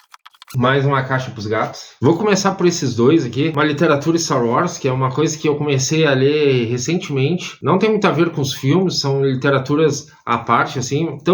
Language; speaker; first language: Portuguese; native; Portuguese